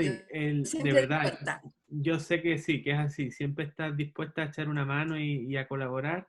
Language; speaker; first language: Spanish; native; Spanish